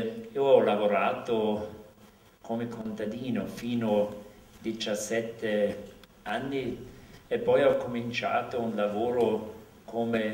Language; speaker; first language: Italian; non-native, local second language; German